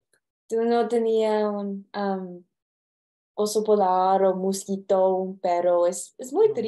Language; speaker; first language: Spanish; non-native, learner; English